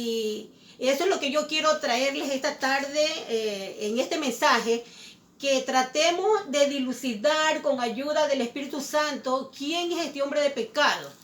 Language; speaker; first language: Spanish; native; Spanish